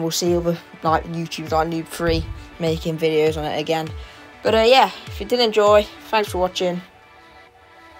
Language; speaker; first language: English; native; English